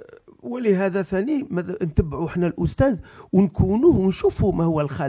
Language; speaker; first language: Arabic; native; Arabic